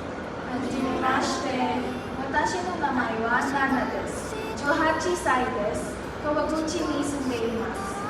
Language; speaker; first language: Japanese; non-native, learner; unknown